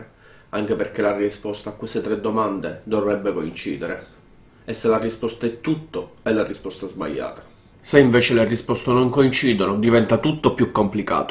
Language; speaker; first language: Italian; native; Italian